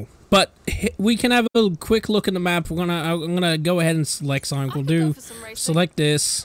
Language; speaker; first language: English; native; English